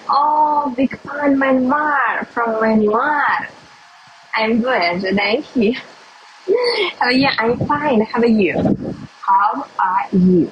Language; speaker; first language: English; non-native, learner; Russian